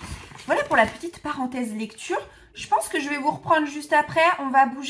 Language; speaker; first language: French; native; French